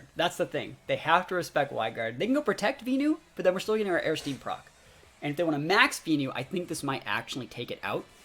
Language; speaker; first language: English; native; English